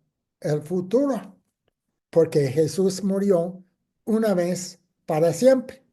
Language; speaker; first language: Spanish; non-native, fluent; English